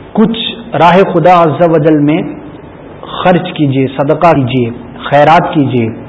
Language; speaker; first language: Urdu; native; Urdu